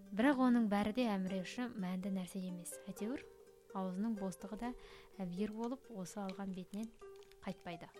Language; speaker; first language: Kazakh; native; Kazakh